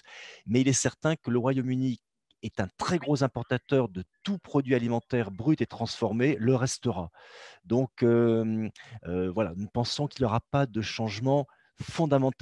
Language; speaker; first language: French; native; French